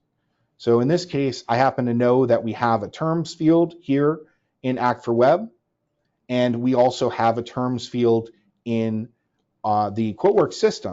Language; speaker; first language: English; native; English